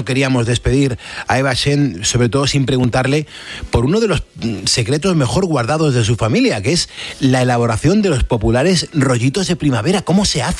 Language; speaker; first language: Spanish; native; Spanish